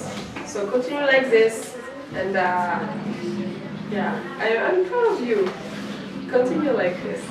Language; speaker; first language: English; non-native, fluent; French